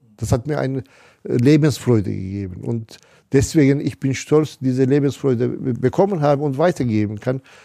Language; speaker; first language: German; non-native, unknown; Turkish